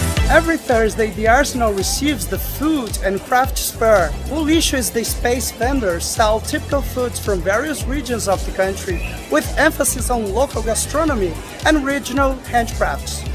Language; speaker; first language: English; non-native, fluent; Portuguese